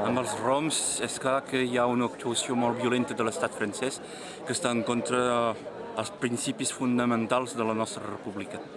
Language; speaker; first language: Catalan; non-native, local second language; French